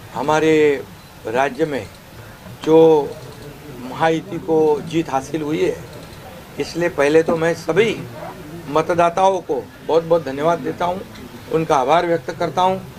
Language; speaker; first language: Hindi; non-native, local second language; Marathi